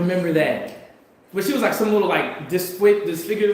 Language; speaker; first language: English; native; English